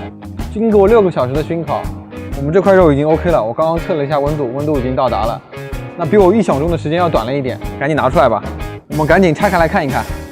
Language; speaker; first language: Chinese; native; Chinese